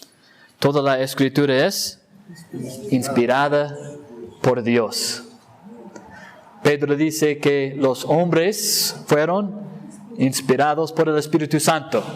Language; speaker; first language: Spanish; non-native, fluent; English